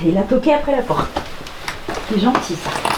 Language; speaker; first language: French; native; French